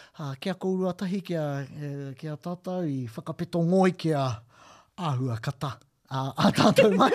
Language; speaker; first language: Māori; non-native, local second language; English